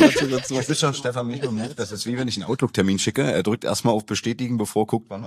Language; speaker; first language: German; native; German